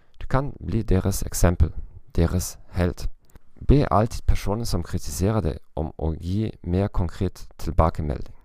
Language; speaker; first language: Norwegian; non-native, learner; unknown